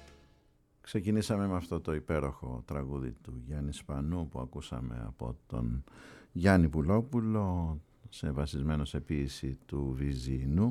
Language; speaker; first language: Greek; native; Greek